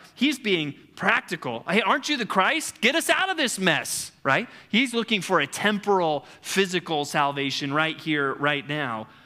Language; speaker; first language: English; native; English